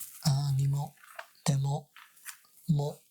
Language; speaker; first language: Japanese; non-native, learner; English